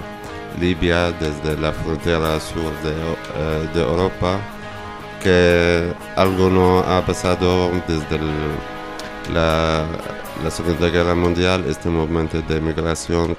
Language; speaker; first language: Spanish; non-native, learner; Arabic